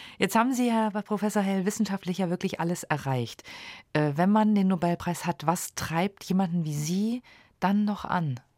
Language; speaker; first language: German; native; German